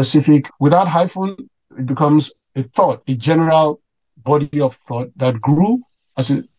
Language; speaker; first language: English; non-native, local second language; Yoruba